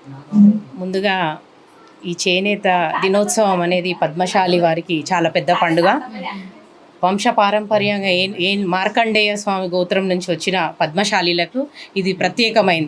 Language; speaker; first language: Telugu; native; Telugu